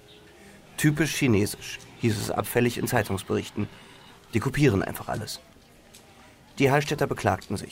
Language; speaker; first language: German; native; German